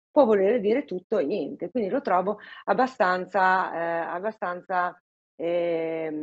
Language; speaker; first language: Italian; native; Italian